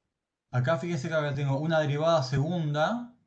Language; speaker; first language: Spanish; native; Spanish